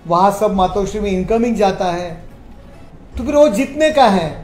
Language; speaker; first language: Hindi; non-native, local second language; Marathi